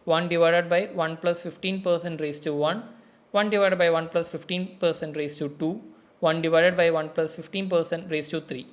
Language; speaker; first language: English; non-native, local second language; Malayalam